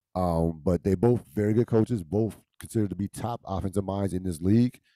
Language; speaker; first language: English; native; English